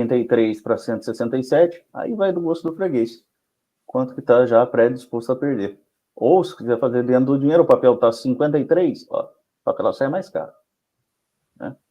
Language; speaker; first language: Portuguese; native; Portuguese